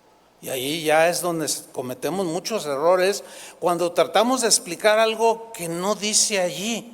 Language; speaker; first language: Spanish; native; Spanish